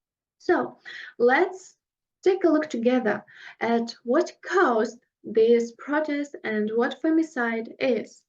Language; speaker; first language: English; non-native, fluent; Russian